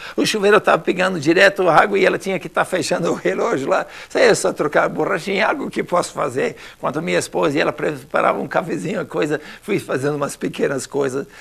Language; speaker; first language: Portuguese; non-native, fluent; English